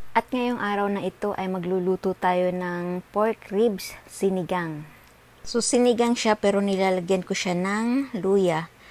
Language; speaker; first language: Filipino; non-native, local second language; Cebuano